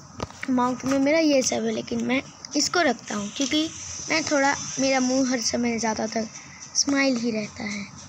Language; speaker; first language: Hindi; non-native, local second language; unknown